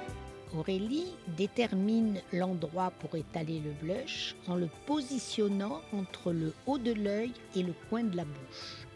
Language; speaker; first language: French; native; French